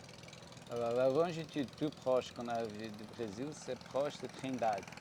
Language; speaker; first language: French; non-native, fluent; Portuguese